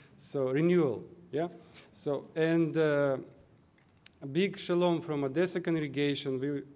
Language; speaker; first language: English; non-native, fluent; Russian